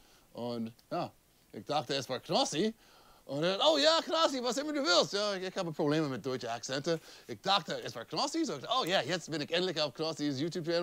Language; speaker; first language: German; non-native, learner; English